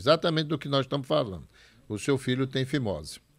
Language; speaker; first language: Portuguese; native; Portuguese